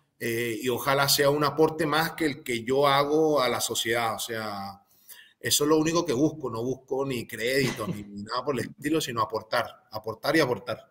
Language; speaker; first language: Spanish; native; Spanish